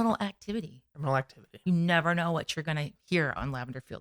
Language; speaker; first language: English; native; English